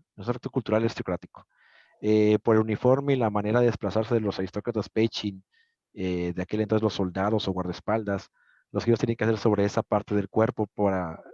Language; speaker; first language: Spanish; native; Spanish